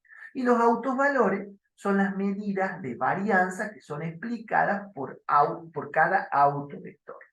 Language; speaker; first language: Spanish; native; Spanish